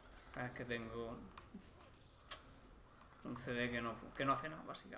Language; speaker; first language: Spanish; native; Spanish